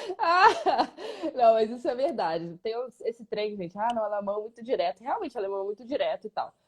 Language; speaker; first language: Portuguese; native; Portuguese